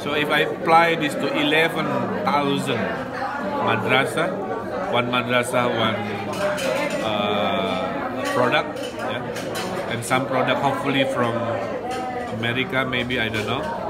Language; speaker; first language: English; non-native, fluent; Sundanese